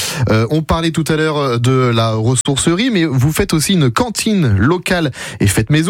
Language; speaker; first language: French; native; French